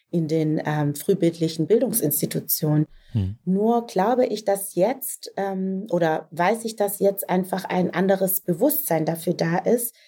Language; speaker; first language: German; native; German